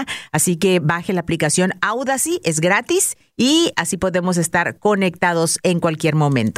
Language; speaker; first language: Spanish; native; Spanish